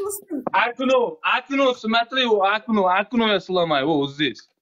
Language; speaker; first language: Russian; non-native, learner; Uzbek